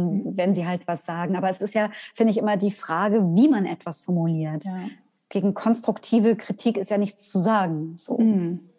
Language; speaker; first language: German; native; German